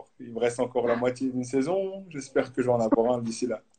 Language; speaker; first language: French; native; French